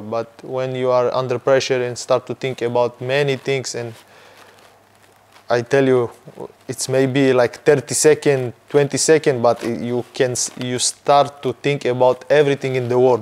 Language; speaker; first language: English; non-native, fluent; Hebrew